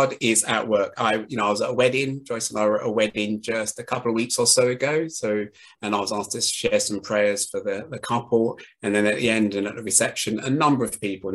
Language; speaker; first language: English; native; English